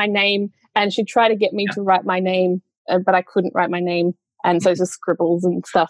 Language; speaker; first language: English; native; English